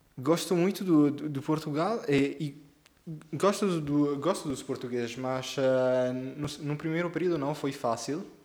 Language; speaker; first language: Portuguese; non-native, learner; Italian